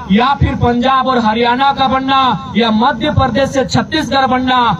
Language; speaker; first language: Hindi; native; Hindi